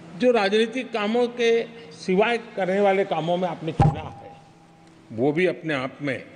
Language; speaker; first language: Hindi; non-native, local second language; Gujarati